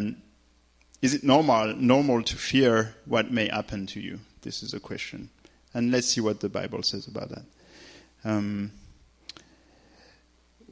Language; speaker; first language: English; non-native, fluent; French